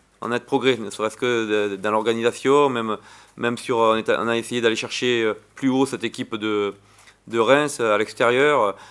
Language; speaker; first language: French; native; French